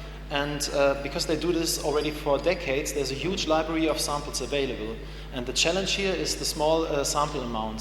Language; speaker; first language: English; non-native, fluent; German